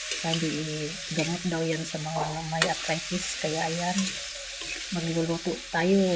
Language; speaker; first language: Filipino; non-native, local second language; Cebuano